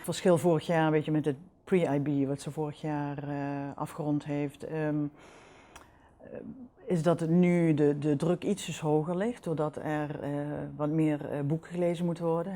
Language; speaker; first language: Dutch; native; Dutch